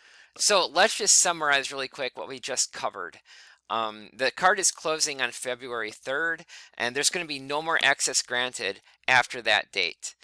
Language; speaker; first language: English; native; English